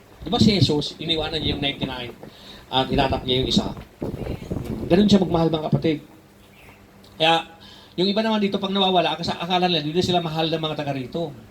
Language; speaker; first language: Filipino; native; Filipino